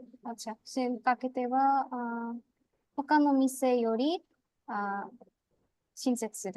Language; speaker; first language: Japanese; non-native, learner; Bangla